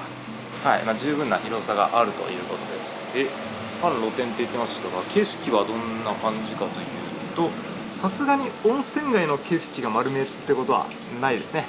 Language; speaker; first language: Japanese; native; Japanese